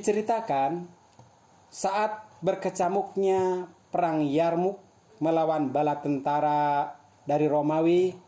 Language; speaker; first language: Indonesian; native; Indonesian